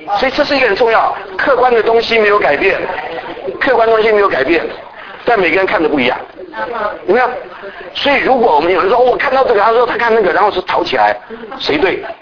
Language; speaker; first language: Chinese; native; Chinese